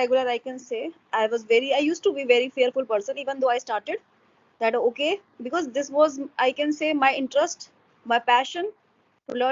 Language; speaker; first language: English; non-native, local second language; Hindi